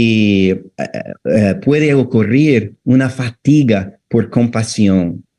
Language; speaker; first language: Spanish; non-native, fluent; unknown